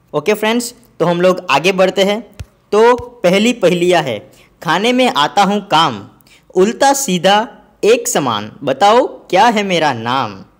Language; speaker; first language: Hindi; non-native, local second language; Gujarati